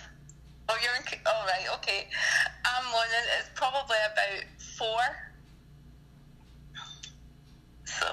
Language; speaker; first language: English; native; English